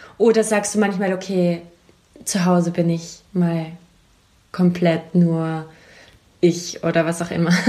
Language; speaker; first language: German; native; German